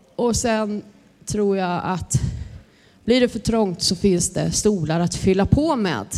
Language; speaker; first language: Swedish; native; Swedish